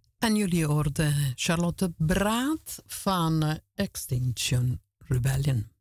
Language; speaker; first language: Dutch; non-native, fluent; Italian